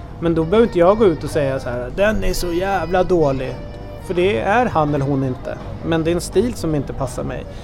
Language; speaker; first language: Swedish; native; Swedish